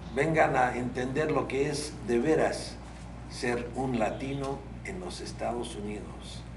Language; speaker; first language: Spanish; early bilingual, heritage; Spanish